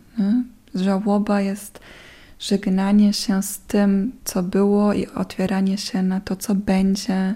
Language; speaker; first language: Polish; non-native, fluent; German